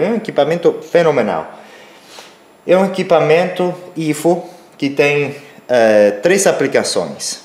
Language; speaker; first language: Portuguese; non-native, learner; Spanish